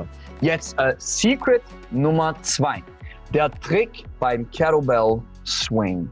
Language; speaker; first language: German; native; German